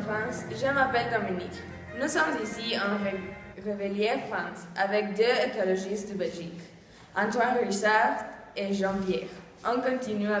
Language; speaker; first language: French; non-native, learner; Spanish